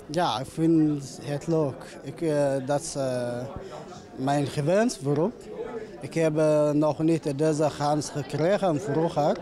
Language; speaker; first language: Dutch; non-native, learner; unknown